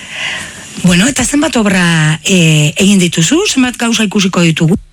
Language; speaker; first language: Basque; native; Basque